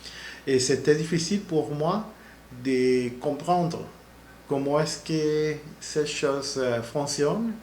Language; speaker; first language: French; non-native, learner; Spanish